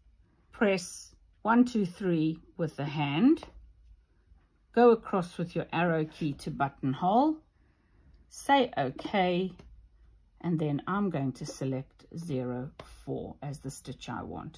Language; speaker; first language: English; native; English